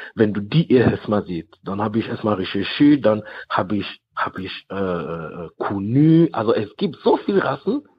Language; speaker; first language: German; non-native, fluent; French